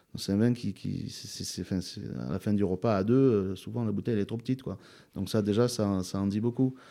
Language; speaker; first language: French; native; French